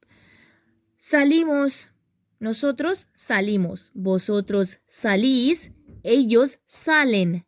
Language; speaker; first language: Spanish; non-native, learner; Urdu